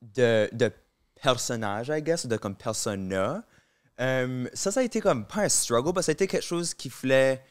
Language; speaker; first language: French; native; French